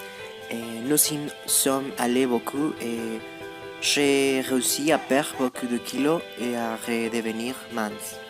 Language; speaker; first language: French; non-native, learner; Spanish